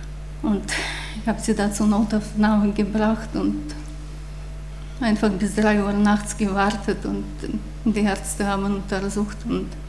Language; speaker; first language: German; non-native, fluent; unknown